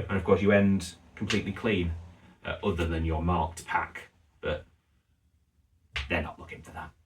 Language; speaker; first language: English; native; English